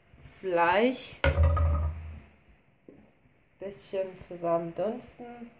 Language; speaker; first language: German; non-native, fluent; Persian